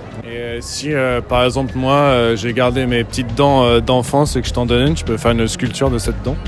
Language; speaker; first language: French; native; French